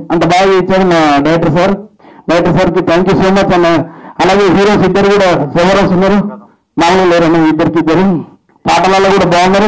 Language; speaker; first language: Telugu; native; Telugu